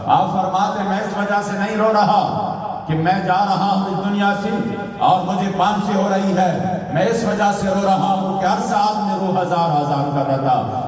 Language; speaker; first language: Urdu; non-native, local second language; Pashto